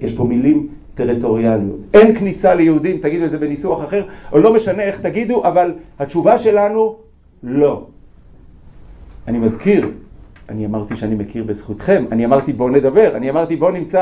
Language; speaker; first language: Hebrew; native; Hebrew